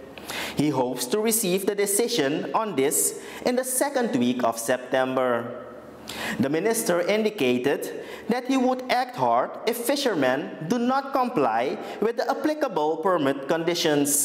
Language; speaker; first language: English; non-native, local second language; Dutch